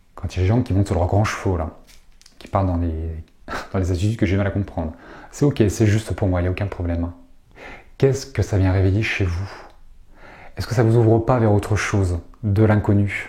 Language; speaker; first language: French; native; French